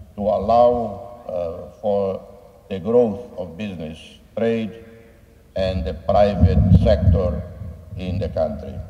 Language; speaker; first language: English; non-native, fluent; Tetum